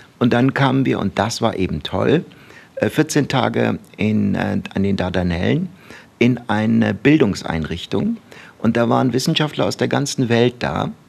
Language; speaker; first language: German; early bilingual, other home language; Turkish